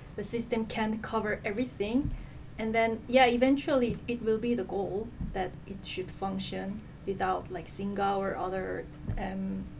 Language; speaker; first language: English; non-native, fluent; Korean